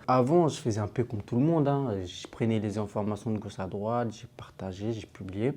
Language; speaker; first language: French; non-native, local second language; Fula